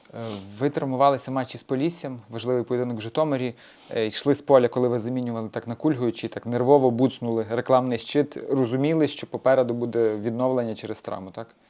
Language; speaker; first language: Ukrainian; native; Ukrainian